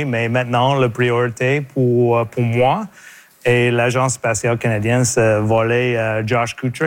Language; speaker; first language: French; non-native, local second language; English